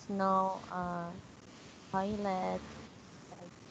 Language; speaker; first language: English; non-native, learner; Indonesian